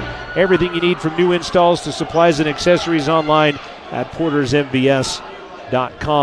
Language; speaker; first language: English; native; English